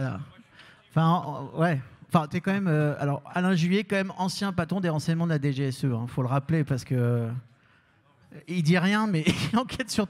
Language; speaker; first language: French; native; French